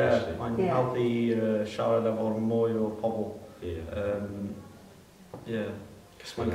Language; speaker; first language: Welsh; non-native, local second language; English